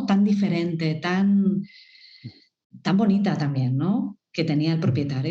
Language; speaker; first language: Spanish; native; Spanish